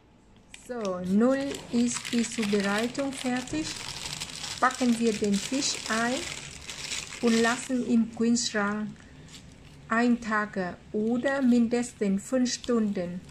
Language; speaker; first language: German; non-native, fluent; Vietnamese